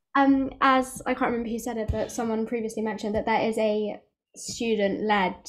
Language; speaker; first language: English; native; English